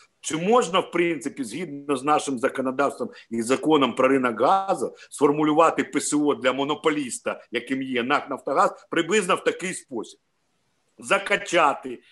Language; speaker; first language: Ukrainian; native; Ukrainian